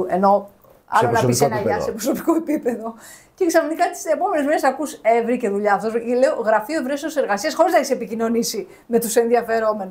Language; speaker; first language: Greek; native; Greek